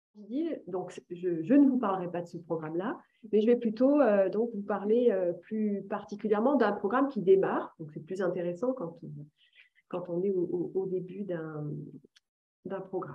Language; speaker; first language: French; native; French